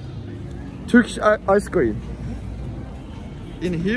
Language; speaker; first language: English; non-native, learner; Turkish